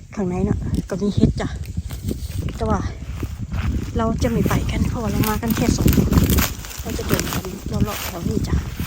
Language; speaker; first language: Thai; native; Thai